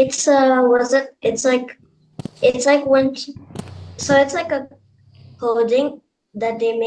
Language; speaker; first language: English; non-native, fluent; Indonesian